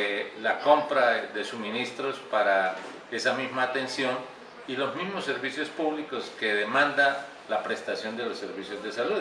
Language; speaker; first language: Spanish; native; Spanish